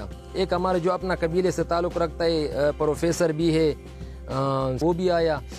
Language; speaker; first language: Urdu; non-native, local second language; Pashto